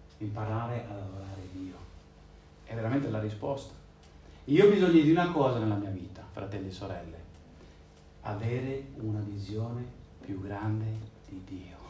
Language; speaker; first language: Italian; non-native, fluent; Spanish